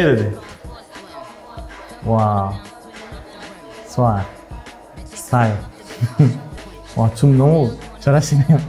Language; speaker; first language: Korean; non-native, fluent; Spanish